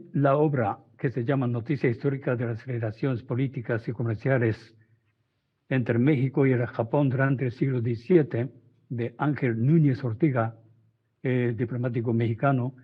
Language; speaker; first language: Spanish; non-native, fluent; Japanese